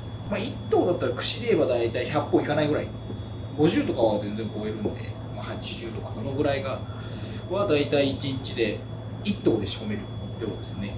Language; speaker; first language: Japanese; native; Japanese